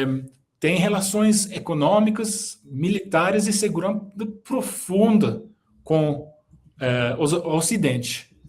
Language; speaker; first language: Portuguese; non-native, fluent; Turkish